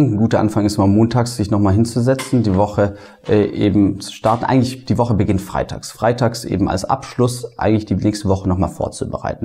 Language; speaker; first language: German; native; German